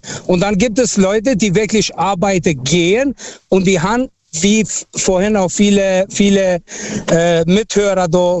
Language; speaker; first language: German; non-native, fluent; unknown